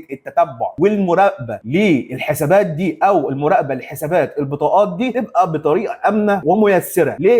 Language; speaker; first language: Arabic; native; Arabic